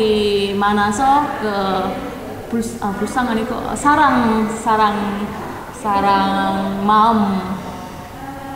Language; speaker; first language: Korean; non-native, learner; Indonesian